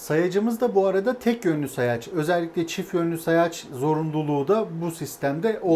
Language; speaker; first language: Turkish; native; Turkish